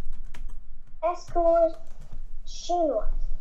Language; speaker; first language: French; non-native, learner; Chinese